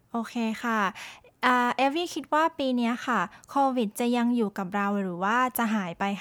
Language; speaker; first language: Thai; native; Thai